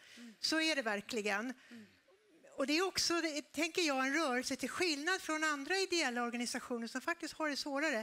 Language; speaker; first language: Swedish; native; Swedish